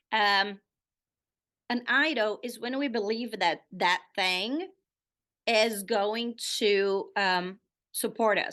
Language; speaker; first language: English; non-native, fluent; Portuguese